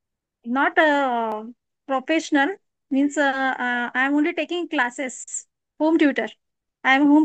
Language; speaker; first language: English; non-native, learner; Marathi